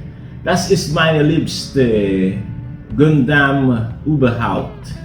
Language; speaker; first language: German; non-native, learner; Filipino